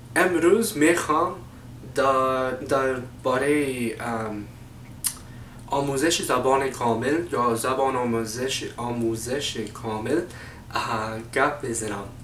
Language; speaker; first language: Persian; non-native, learner; English